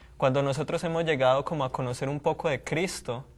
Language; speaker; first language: Spanish; native; Spanish